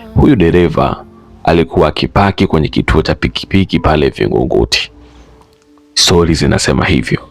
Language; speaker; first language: Swahili; native; Swahili